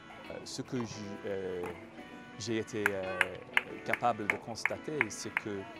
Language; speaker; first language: French; non-native, fluent; English